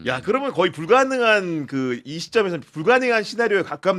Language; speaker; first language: Korean; native; Korean